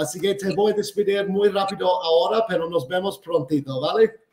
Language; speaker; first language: Spanish; non-native, fluent; English